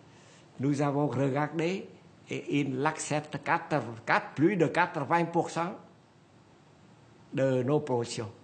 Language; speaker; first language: French; non-native, learner; Vietnamese